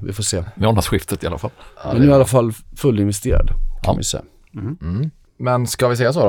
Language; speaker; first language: Swedish; native; Swedish